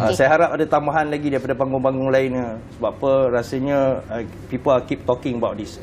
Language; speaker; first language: Malay; native; Malay